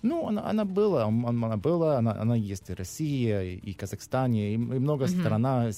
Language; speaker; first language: Russian; non-native, learner; English